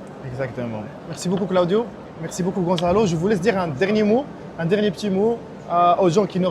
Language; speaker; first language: French; non-native, local second language; Arabic